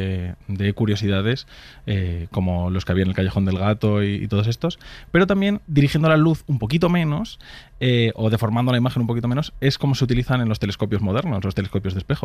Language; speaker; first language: Spanish; native; Spanish